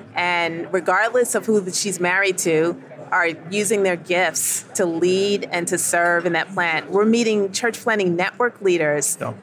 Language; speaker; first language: English; native; English